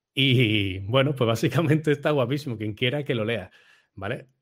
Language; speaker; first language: Spanish; native; Spanish